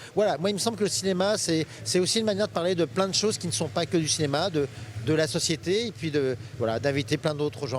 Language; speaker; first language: French; native; French